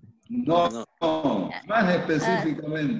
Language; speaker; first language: Spanish; native; Spanish